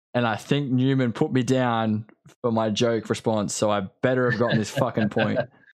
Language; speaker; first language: English; native; English